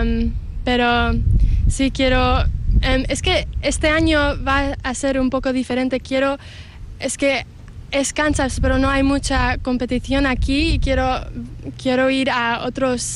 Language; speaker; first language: Spanish; early bilingual, heritage; Spanish